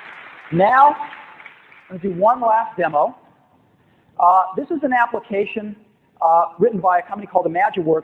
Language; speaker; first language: English; native; English